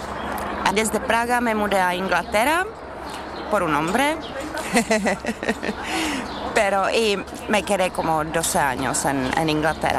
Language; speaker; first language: Spanish; non-native, fluent; Czech